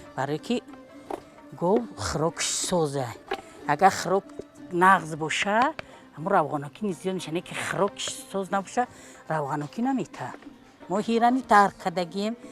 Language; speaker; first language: Tajik; native; Tajik